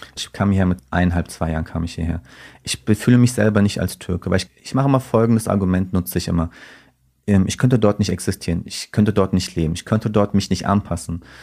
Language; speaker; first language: German; early bilingual, other home language; Turkish